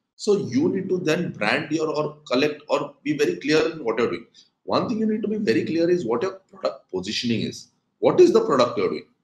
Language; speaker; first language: English; non-native, local second language; Konkani